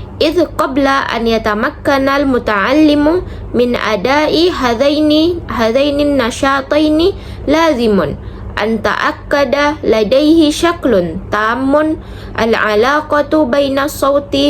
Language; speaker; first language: Arabic; non-native, learner; Indonesian